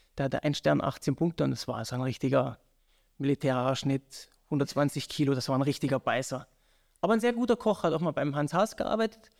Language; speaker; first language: German; native; German